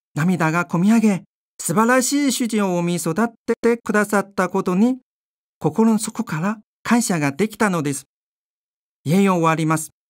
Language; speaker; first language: Japanese; non-native, fluent; Chinese